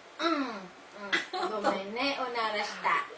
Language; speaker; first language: Japanese; non-native, learner; Filipino